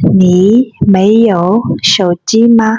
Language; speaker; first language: Chinese; non-native, fluent; Burmese